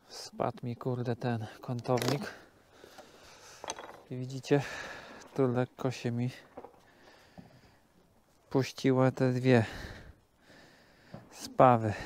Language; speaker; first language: Polish; native; Polish